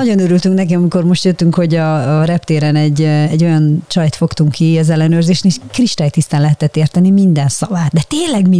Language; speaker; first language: Hungarian; native; Hungarian